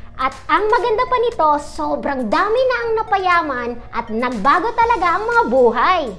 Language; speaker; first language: Filipino; non-native, local second language; Bikol